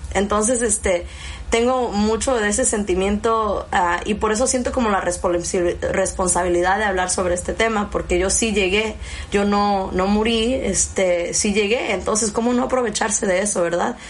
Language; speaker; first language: Spanish; early bilingual, heritage; Spanish